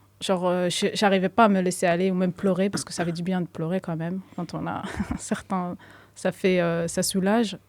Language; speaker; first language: French; non-native, fluent; Somali